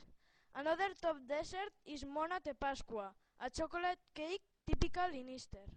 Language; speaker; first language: English; non-native, learner; Catalan